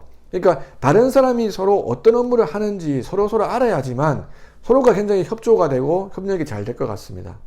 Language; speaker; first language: Korean; native; Korean